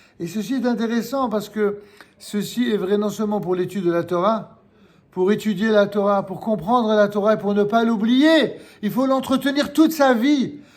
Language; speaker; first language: French; native; French